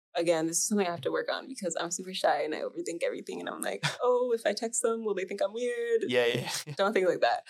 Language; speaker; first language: English; native; English